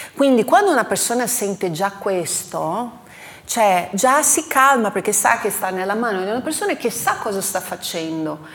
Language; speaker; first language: Italian; non-native, fluent; Portuguese